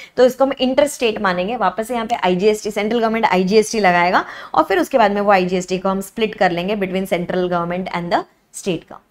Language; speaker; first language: Hindi; native; Hindi